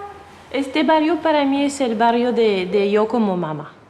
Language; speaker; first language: Spanish; non-native, fluent; French